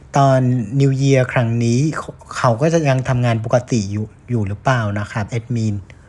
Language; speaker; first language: Thai; non-native, fluent; Vietnamese